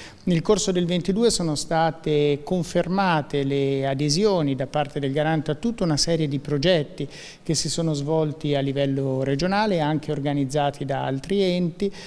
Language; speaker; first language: Italian; native; Italian